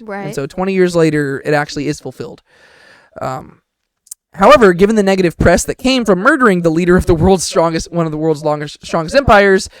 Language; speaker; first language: English; native; English